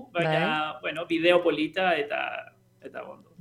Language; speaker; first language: Basque; non-native, learner; Spanish